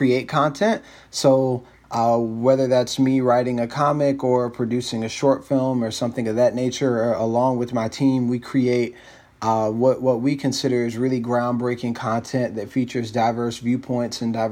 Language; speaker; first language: English; native; English